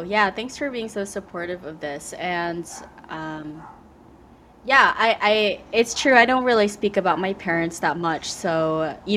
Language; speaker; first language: English; early bilingual, other home language; Vietnamese